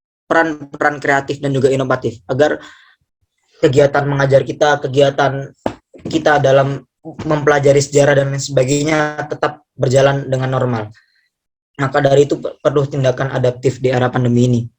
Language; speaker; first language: Indonesian; native; Indonesian